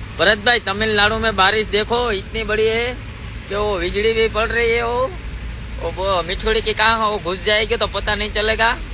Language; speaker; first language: Hindi; non-native, local second language; Gujarati